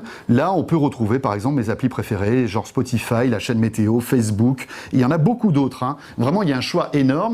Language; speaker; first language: French; native; French